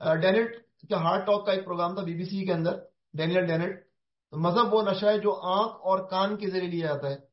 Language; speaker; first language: Urdu; native; Urdu